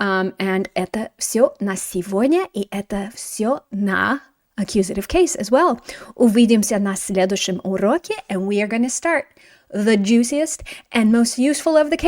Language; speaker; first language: Russian; non-native, fluent; English